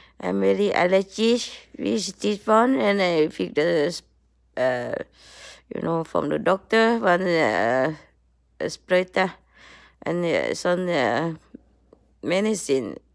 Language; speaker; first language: English; non-native, learner; Thai